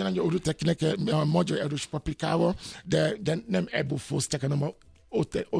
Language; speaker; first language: Hungarian; non-native, learner; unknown